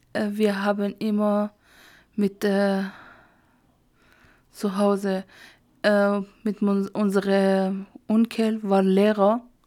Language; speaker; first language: German; non-native, learner; Persian